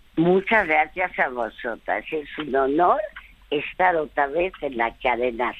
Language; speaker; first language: Spanish; early bilingual, other home language; French